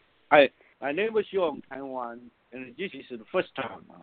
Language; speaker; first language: English; non-native, learner; Chinese